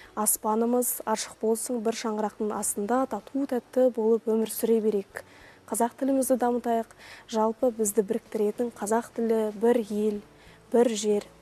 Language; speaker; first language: Kazakh; non-native, local second language; Russian